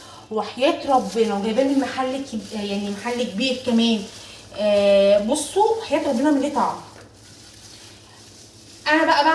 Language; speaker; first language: Arabic; native; Arabic